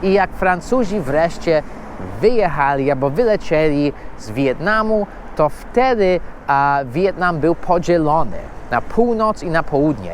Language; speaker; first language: Polish; non-native, fluent; English